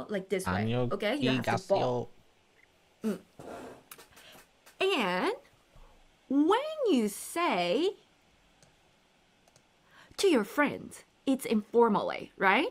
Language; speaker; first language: English; non-native, fluent; Korean